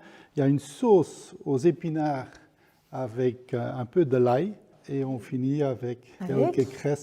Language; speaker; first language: French; non-native, local second language; Dutch